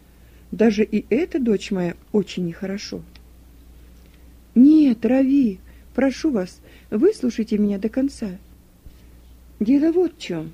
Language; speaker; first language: Russian; native; Russian